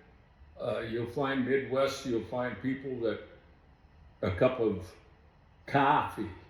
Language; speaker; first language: English; native; English